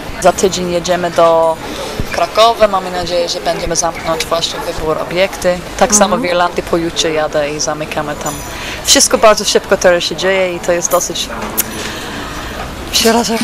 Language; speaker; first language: Polish; non-native, fluent; English